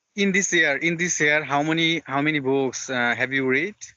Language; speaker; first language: English; non-native, fluent; Bangla